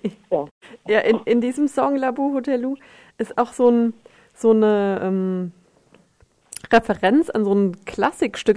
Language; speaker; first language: German; native; German